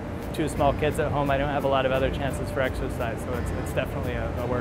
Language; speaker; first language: English; native; English